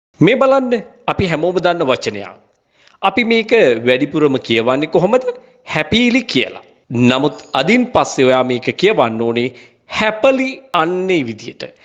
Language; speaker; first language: Sinhala; native; Sinhala